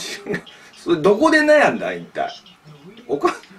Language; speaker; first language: Japanese; native; Japanese